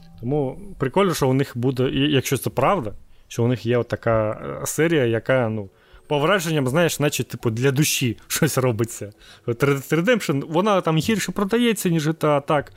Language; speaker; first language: Ukrainian; native; Ukrainian